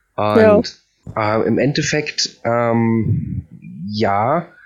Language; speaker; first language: German; early bilingual, other home language; Polish